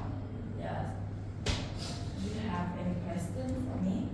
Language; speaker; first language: English; non-native, learner; Vietnamese